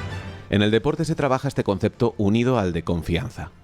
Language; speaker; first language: Spanish; native; Spanish